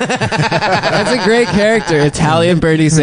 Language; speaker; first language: English; native; English